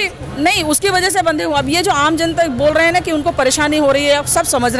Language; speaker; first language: Hindi; native; Hindi